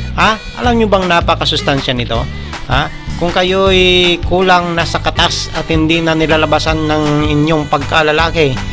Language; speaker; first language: Filipino; non-native, local second language; Bikol